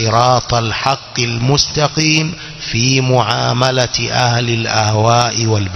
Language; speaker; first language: Arabic; non-native, fluent; Swahili